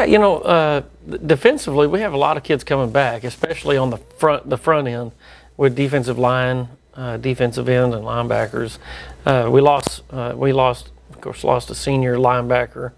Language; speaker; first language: English; native; English